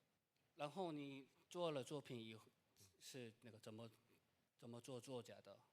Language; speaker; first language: Chinese; non-native, learner; Korean